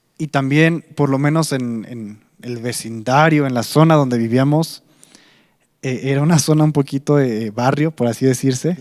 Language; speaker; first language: Spanish; native; Spanish